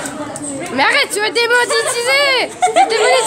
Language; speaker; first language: French; native; French